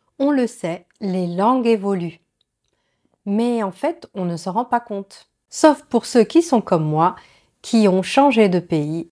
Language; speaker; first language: French; native; French